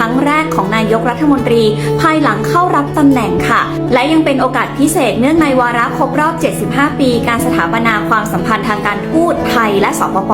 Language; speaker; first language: Thai; native; Thai